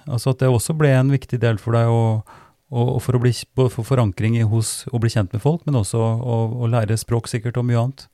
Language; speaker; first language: Norwegian; native; Norwegian